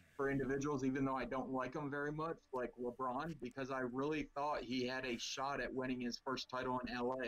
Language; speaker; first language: English; native; English